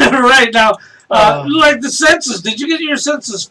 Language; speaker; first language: English; native; English